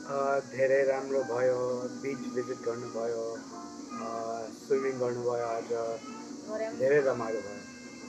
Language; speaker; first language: Nepali; early bilingual, heritage; Nepali